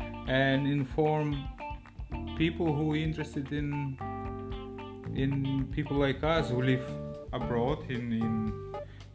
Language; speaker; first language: English; non-native, fluent; Lithuanian